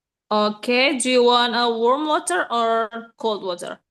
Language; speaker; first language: English; non-native, learner; Indonesian